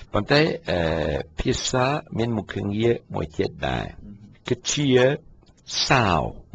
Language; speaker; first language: Khmer; non-native, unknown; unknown